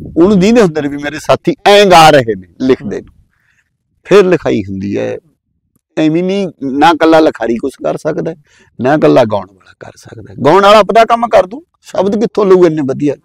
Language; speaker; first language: Punjabi; native; Punjabi